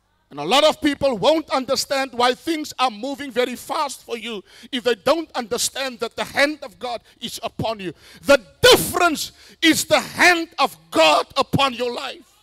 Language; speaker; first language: English; non-native, local second language; Afrikaans